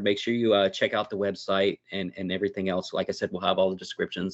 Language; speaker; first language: English; native; English